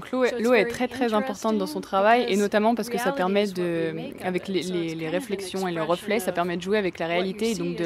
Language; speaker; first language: French; native; French